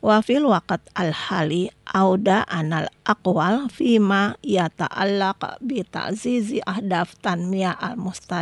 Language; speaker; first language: Arabic; non-native, fluent; Indonesian